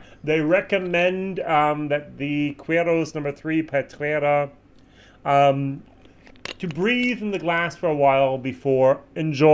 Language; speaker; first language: English; native; English